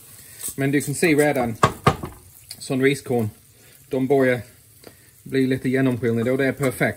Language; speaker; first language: Swedish; non-native, fluent; English